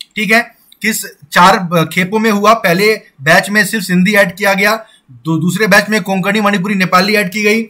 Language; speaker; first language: Hindi; non-native, local second language; Maithili